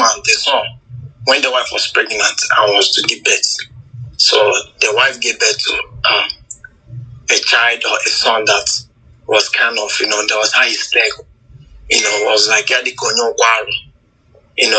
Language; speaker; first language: English; non-native, local second language; Igbo